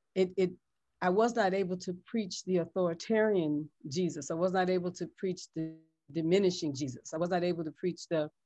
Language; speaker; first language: English; native; English